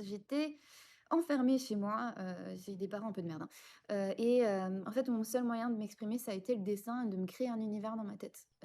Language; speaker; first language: French; native; French